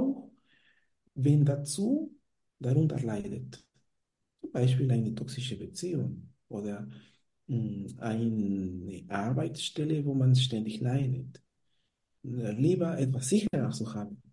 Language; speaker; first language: German; non-native, fluent; Spanish